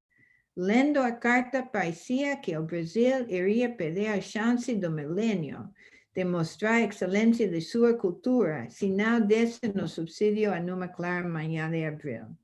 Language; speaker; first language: Portuguese; non-native, fluent; English